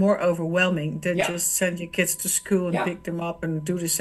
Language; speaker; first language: English; non-native, fluent; Dutch